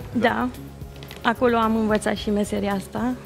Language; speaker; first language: Romanian; non-native, local second language; Hungarian